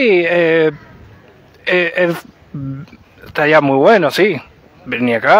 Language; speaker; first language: Italian; non-native, learner; Spanish